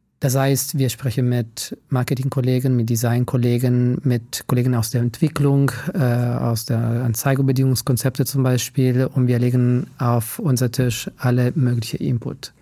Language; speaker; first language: German; non-native, fluent; Italian